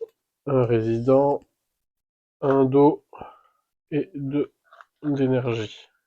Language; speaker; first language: French; native; French